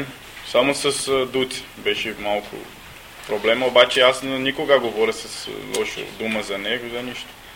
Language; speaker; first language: Bulgarian; non-native, learner; Portuguese